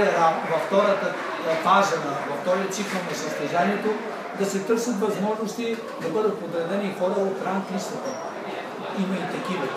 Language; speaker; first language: Bulgarian; native; Bulgarian